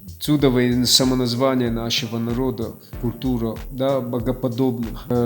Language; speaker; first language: Russian; non-native, local second language; Ossetic